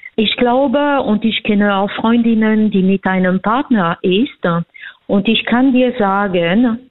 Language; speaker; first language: German; non-native, fluent; French